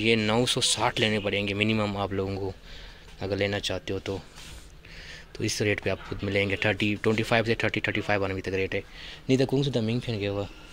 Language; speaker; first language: Chinese; non-native, learner; Urdu